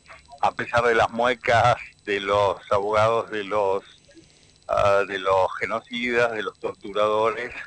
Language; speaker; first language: Spanish; native; Spanish